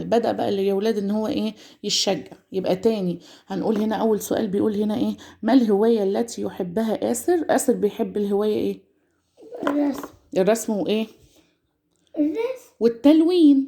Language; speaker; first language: Arabic; native; Arabic